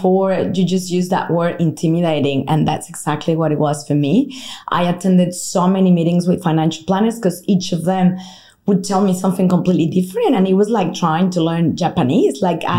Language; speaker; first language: English; non-native, fluent; Spanish